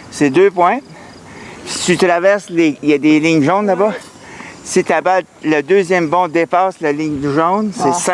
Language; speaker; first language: French; native; French